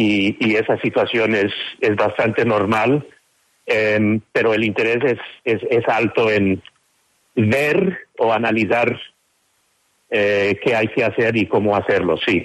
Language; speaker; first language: Spanish; non-native, fluent; English